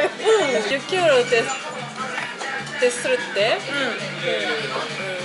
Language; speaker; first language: Korean; non-native, learner; Japanese